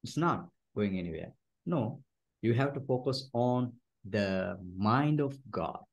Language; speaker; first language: English; non-native, local second language; Sinhala